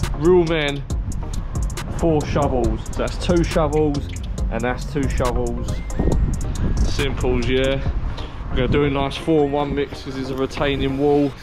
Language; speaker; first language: English; native; English